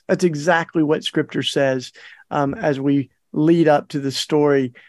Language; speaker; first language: English; native; English